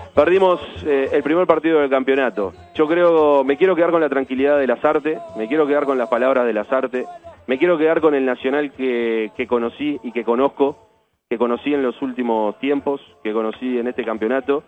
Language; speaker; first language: Spanish; native; Spanish